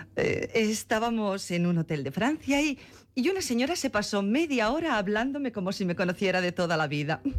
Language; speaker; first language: Spanish; non-native, local second language; Catalan